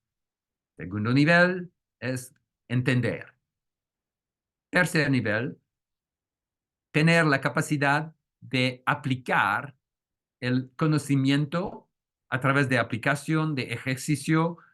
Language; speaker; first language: Spanish; non-native, fluent; French